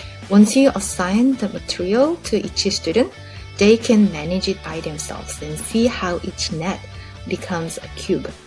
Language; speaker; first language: English; non-native, fluent; Korean